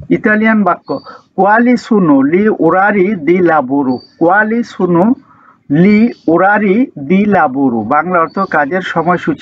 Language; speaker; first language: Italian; non-native, learner; Bangla